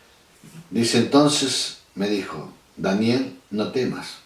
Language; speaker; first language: Spanish; native; Spanish